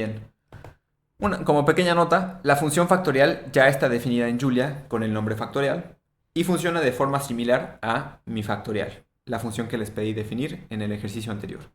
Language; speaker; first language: Spanish; native; Spanish